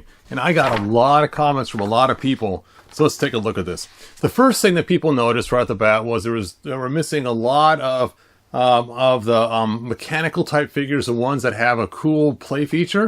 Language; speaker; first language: English; native; English